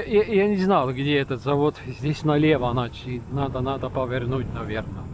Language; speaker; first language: Russian; non-native, learner; Estonian